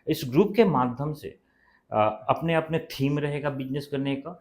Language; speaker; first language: Hindi; non-native, local second language; Bangla